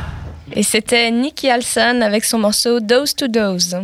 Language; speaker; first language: French; native; French